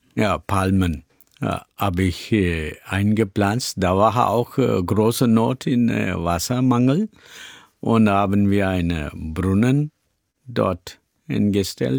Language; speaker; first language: German; non-native, learner; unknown